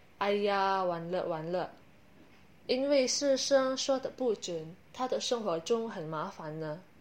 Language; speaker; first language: Chinese; non-native, learner; Indonesian